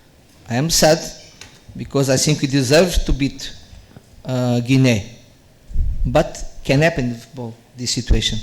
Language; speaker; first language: English; non-native, learner; Portuguese